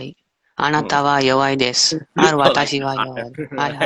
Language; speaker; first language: Japanese; non-native, learner; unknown